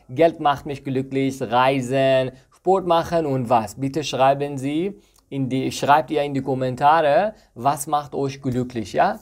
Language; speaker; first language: German; non-native, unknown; Persian